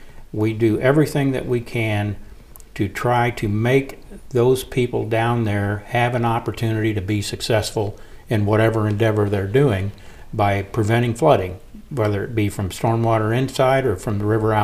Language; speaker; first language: English; native; English